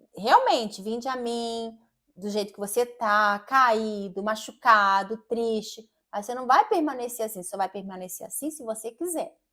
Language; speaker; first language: Portuguese; native; Portuguese